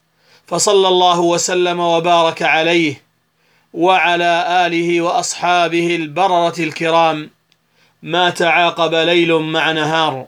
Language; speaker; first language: Arabic; native; Arabic